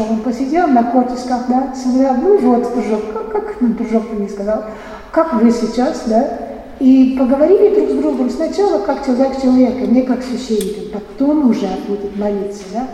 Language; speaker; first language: Russian; non-native, fluent; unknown